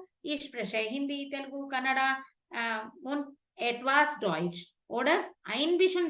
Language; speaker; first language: German; non-native, fluent; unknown